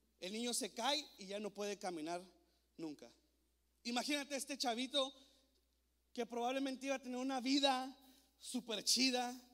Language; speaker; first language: Spanish; native; Spanish